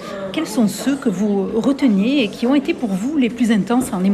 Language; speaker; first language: French; native; French